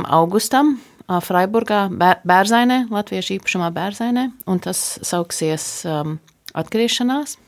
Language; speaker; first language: Latvian; early bilingual, heritage; Latvian